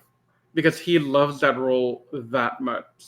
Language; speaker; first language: English; native; English